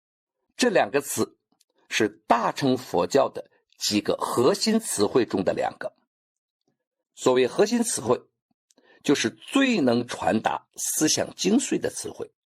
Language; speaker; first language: Chinese; native; Chinese